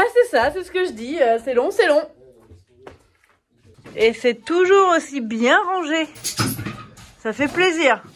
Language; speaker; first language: French; native; French